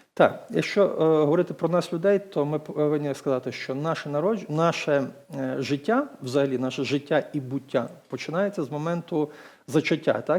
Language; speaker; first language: Ukrainian; native; Ukrainian